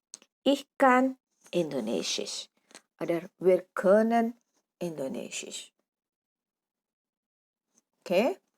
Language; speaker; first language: German; non-native, fluent; Indonesian